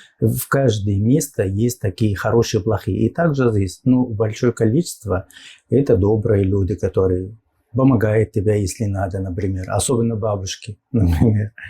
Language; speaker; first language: Russian; non-native, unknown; Arabic